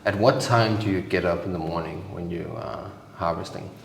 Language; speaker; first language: English; non-native, fluent; Danish